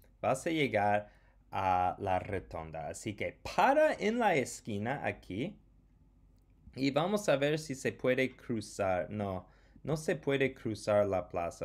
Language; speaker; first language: Spanish; non-native, fluent; English